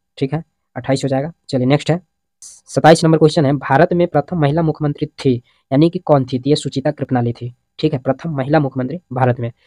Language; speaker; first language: Hindi; native; Hindi